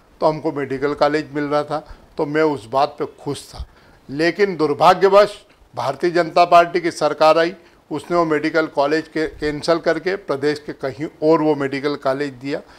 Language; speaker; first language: Hindi; native; Hindi